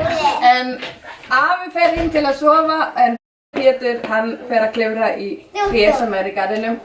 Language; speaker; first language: Icelandic; non-native, fluent; Danish